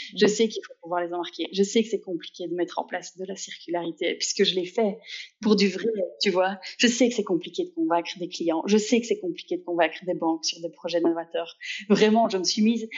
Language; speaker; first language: French; native; French